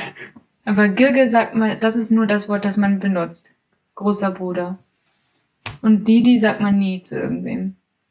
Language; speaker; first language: German; native; German